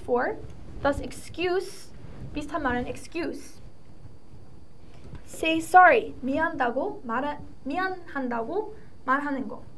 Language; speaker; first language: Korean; early bilingual, heritage; English